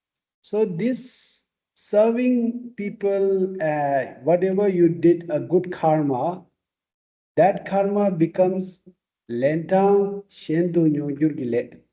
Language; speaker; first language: English; non-native, fluent; Tibetan